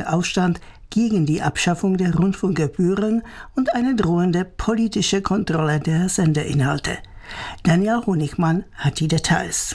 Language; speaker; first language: German; native; German